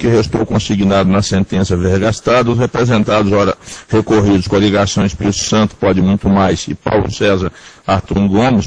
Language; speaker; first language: Portuguese; native; Portuguese